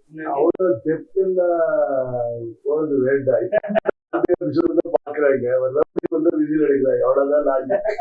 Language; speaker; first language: Tamil; non-native, learner; Kannada